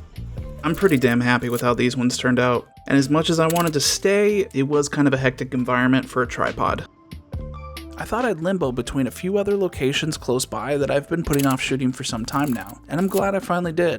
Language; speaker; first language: English; native; English